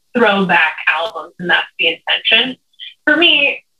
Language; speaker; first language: English; native; English